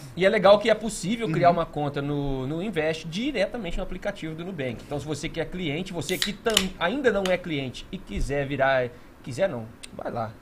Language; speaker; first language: Portuguese; native; Portuguese